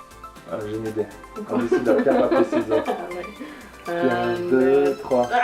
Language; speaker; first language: French; native; French